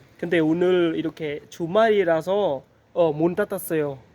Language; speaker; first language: Korean; non-native, learner; Khmer